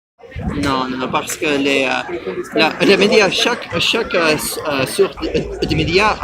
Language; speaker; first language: French; non-native, learner; English